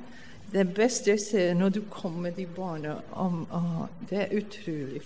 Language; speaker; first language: Norwegian; non-native, fluent; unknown